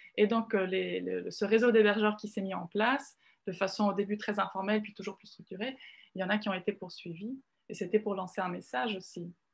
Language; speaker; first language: French; non-native, fluent; Italian